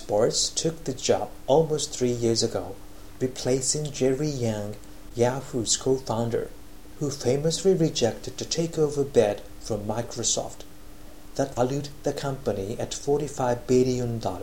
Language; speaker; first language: English; non-native, fluent; Japanese